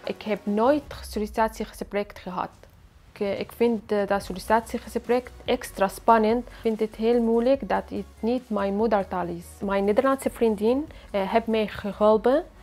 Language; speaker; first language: Dutch; non-native, learner; Arabic